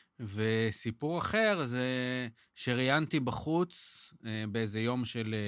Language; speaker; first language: Hebrew; early bilingual, other home language; Russian